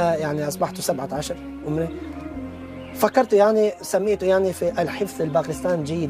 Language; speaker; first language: Arabic; non-native, learner; Albanian